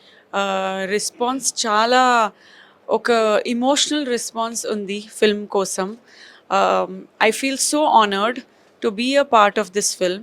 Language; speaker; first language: Telugu; non-native, fluent; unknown